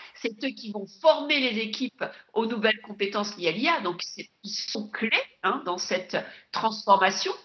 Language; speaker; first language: French; native; French